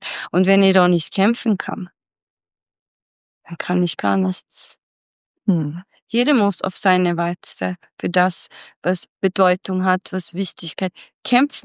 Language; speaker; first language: German; non-native, fluent; Swedish